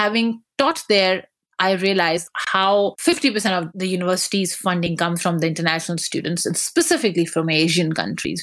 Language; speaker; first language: English; non-native, local second language; Pashto